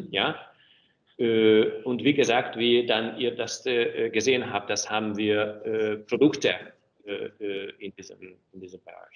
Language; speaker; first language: German; non-native, fluent; Hungarian